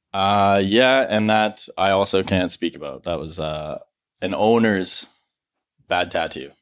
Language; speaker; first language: English; native; English